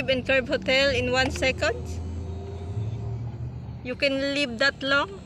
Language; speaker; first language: English; non-native, learner; Filipino